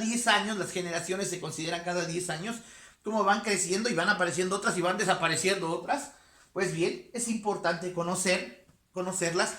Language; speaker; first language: Spanish; native; Spanish